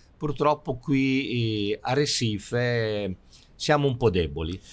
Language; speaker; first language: Italian; native; Italian